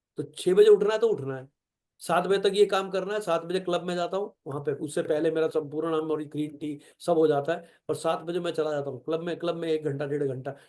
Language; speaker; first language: Hindi; native; Hindi